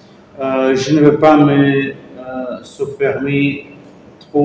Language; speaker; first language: French; non-native, fluent; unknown